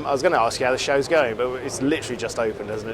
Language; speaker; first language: English; native; English